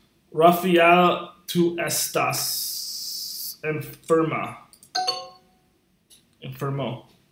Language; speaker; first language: Spanish; non-native, learner; English